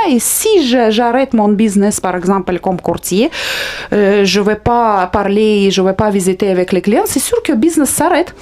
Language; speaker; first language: French; non-native, fluent; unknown